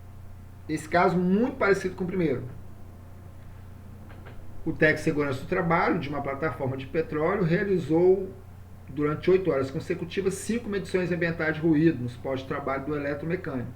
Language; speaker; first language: Portuguese; native; Portuguese